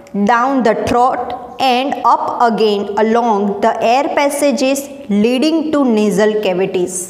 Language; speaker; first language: English; non-native, local second language; Gujarati